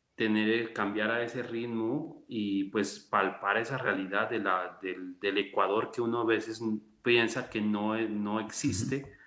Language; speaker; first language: Spanish; native; Spanish